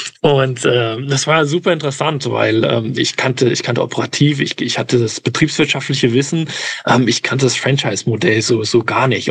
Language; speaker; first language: German; early bilingual, other home language; English